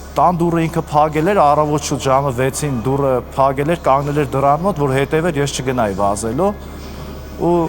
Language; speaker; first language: Armenian; native; Armenian